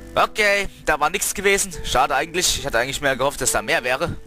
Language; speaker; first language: German; native; German